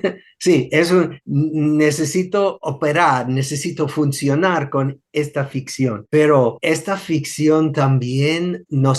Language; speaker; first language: Spanish; non-native, fluent; English